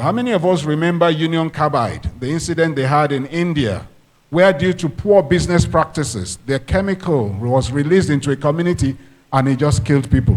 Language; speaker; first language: English; non-native, local second language; Yoruba